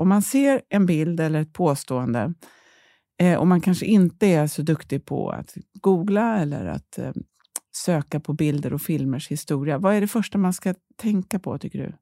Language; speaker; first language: Swedish; native; Swedish